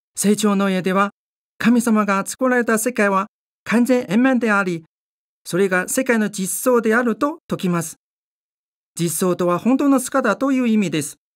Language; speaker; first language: Japanese; non-native, fluent; Chinese